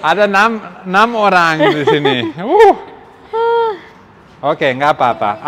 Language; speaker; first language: Indonesian; non-native, learner; Spanish